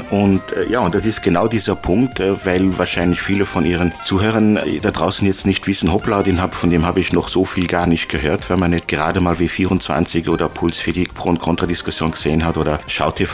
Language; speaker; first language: German; non-native, fluent; Luxembourgish